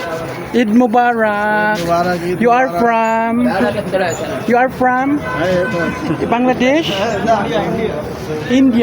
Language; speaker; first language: English; non-native, learner; Filipino